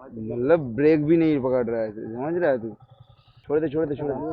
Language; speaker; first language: Hindi; non-native, local second language; Bangla